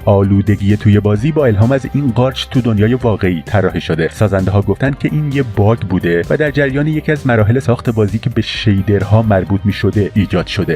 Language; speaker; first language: Persian; native; Persian